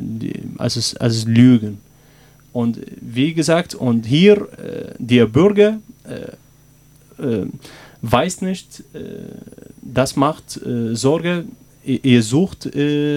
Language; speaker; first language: German; non-native, learner; Arabic